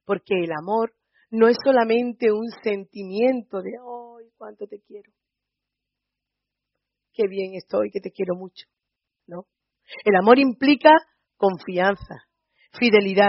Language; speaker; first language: Spanish; native; Spanish